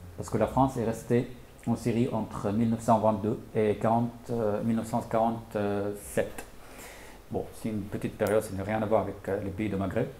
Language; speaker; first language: French; non-native, fluent; Arabic